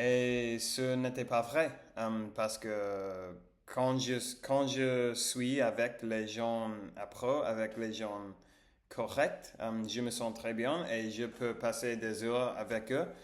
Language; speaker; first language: French; non-native, learner; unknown